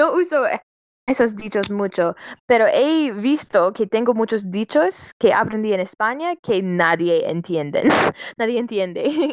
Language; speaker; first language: Spanish; non-native, fluent; English